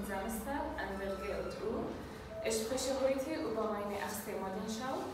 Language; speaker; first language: German; non-native, learner; Arabic